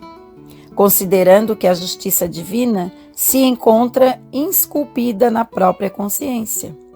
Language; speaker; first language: Portuguese; native; Portuguese